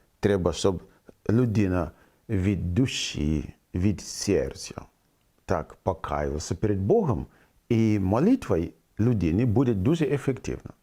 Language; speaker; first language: Ukrainian; non-native, fluent; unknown